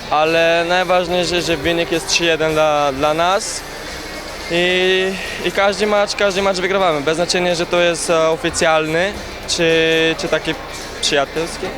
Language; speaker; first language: Polish; non-native, learner; Bulgarian